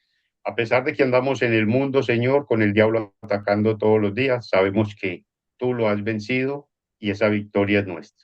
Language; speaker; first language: Spanish; native; Spanish